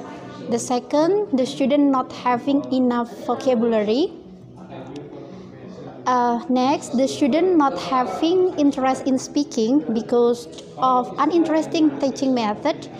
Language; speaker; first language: English; non-native, fluent; Indonesian